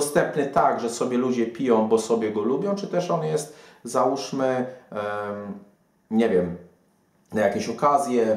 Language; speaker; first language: Polish; native; Polish